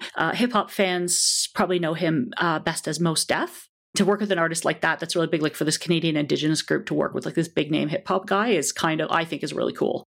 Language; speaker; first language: English; native; English